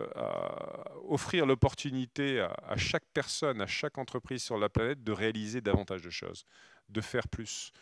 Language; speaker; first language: French; native; French